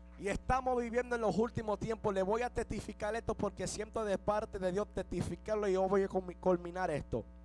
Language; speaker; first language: Spanish; early bilingual, heritage; Spanish